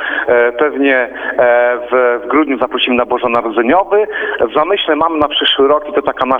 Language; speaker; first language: Polish; native; Polish